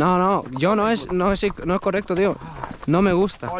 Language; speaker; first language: Spanish; non-native, learner; German